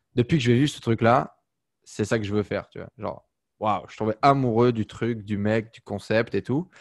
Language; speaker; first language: French; native; French